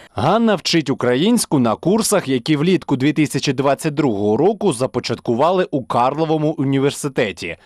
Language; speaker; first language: Ukrainian; native; Ukrainian